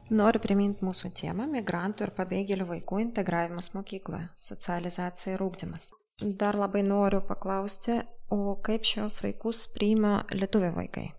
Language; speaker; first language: Lithuanian; non-native, local second language; Russian